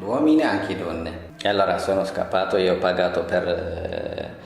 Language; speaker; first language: Italian; non-native, learner; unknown